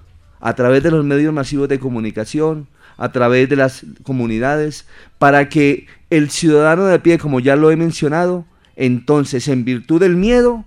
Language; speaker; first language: Spanish; native; Spanish